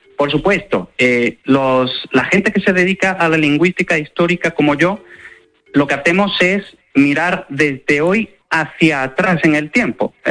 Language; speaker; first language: Spanish; native; Spanish